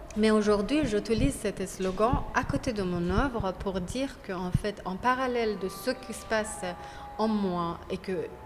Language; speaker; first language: French; non-native, fluent; Persian